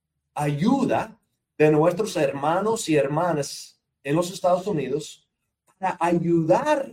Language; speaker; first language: Spanish; non-native, fluent; English